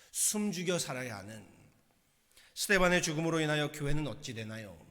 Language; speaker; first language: Korean; native; Korean